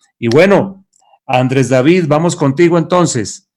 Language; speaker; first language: Spanish; native; Spanish